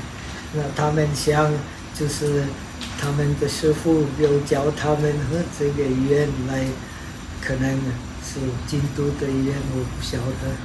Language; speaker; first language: Chinese; non-native, fluent; Czech